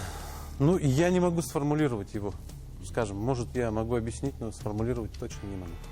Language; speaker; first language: Russian; non-native, local second language; Tatar